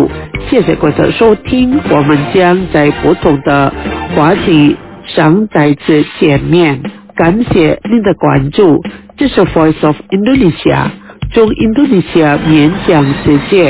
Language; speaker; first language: Chinese; early bilingual, heritage; Chinese